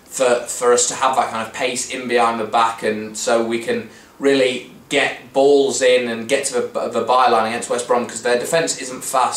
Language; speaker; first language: English; native; English